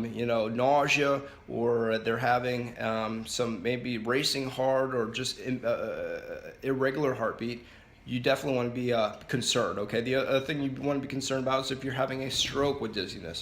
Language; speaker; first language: English; native; English